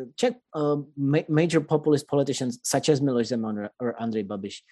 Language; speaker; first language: English; non-native, fluent; Czech